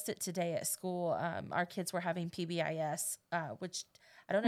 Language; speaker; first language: English; native; English